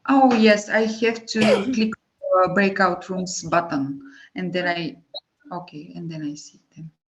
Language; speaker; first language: English; non-native, fluent; Bulgarian